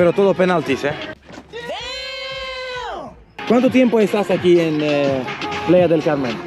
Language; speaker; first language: Spanish; non-native, learner; English